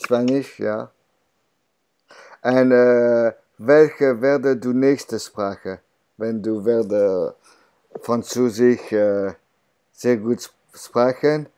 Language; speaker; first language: German; non-native, learner; French